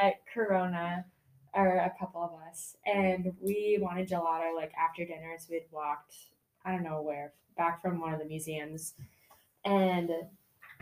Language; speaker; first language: English; native; English